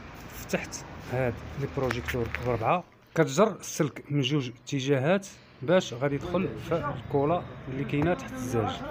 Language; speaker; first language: Arabic; native; Arabic